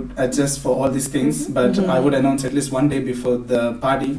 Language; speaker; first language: English; non-native, local second language; Telugu